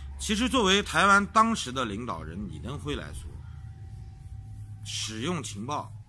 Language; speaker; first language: Chinese; native; Chinese